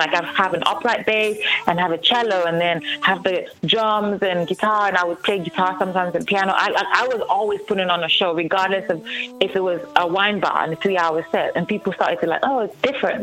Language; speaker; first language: English; native; English